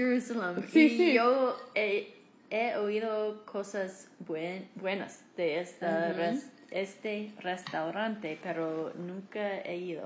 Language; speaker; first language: Spanish; non-native, fluent; English